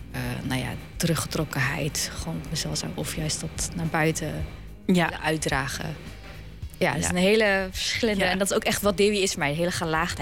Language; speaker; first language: Dutch; native; Dutch